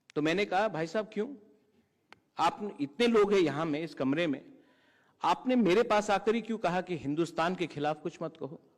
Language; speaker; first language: Hindi; non-native, local second language; Kok Borok